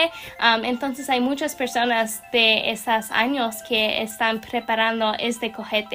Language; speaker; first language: Spanish; non-native, learner; English